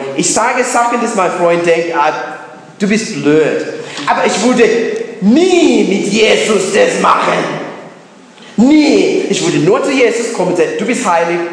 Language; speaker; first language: German; non-native, learner; English